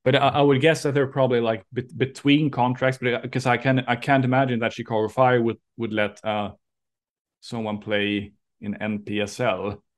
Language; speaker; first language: English; non-native, fluent; Swedish